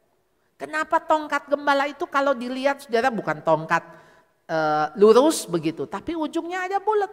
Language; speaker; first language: Indonesian; native; Indonesian